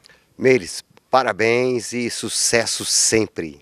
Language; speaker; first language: Portuguese; native; Portuguese